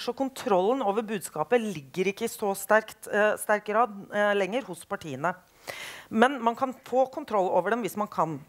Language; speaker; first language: Norwegian; native; Norwegian